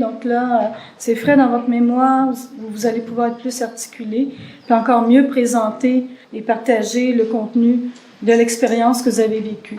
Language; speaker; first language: French; native; French